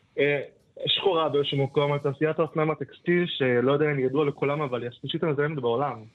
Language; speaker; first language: Hebrew; native; Hebrew